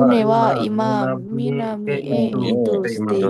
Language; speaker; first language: Japanese; non-native, learner; Indonesian